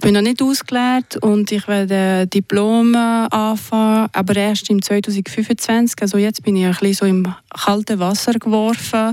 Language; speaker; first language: German; non-native, local second language; French